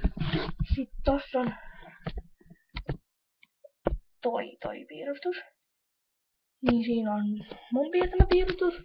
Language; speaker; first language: Finnish; native; Finnish